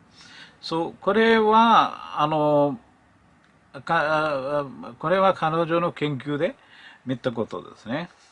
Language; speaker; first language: Japanese; non-native, learner; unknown